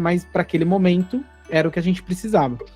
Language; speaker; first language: Portuguese; native; Portuguese